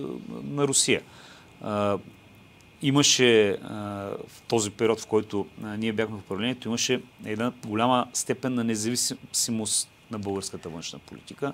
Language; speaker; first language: Bulgarian; native; Bulgarian